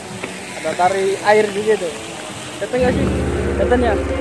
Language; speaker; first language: Indonesian; native; Indonesian